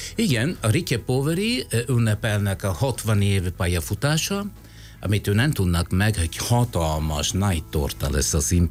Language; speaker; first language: Hungarian; non-native, fluent; Italian